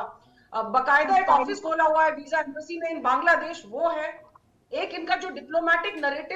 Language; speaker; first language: Hindi; native; Hindi